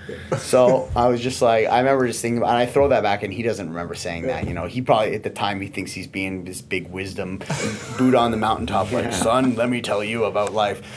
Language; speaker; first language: English; native; English